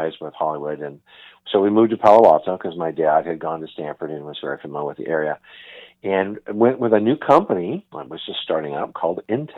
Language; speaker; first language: English; native; English